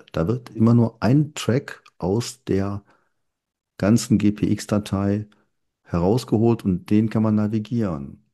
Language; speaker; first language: German; native; German